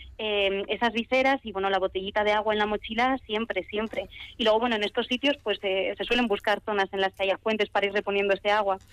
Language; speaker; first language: Spanish; native; Spanish